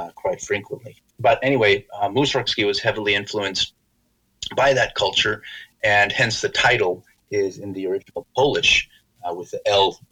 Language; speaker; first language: English; native; English